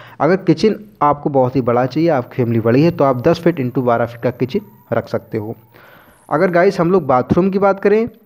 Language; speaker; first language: Hindi; native; Hindi